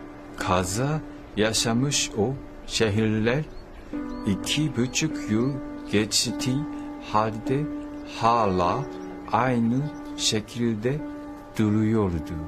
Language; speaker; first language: Turkish; non-native, learner; Japanese